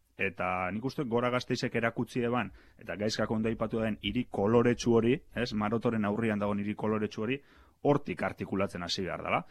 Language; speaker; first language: Basque; native; Basque